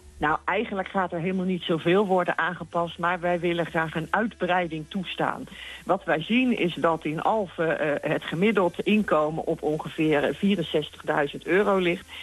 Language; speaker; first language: Dutch; native; Dutch